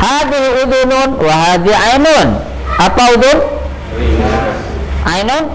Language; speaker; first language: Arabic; non-native, fluent; Indonesian